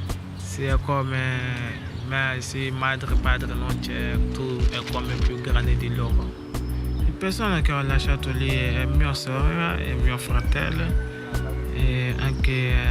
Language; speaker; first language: Italian; non-native, learner; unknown